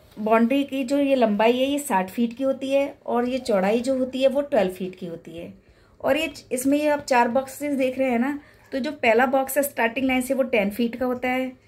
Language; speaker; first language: Hindi; native; Hindi